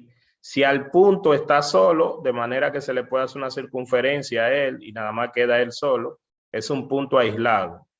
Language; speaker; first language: Spanish; native; Spanish